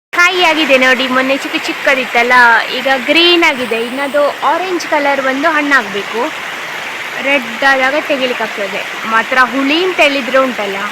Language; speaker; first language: Kannada; non-native, local second language; Tulu